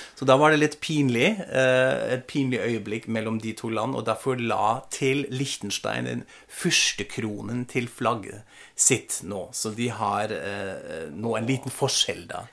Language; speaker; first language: Norwegian; non-native, fluent; German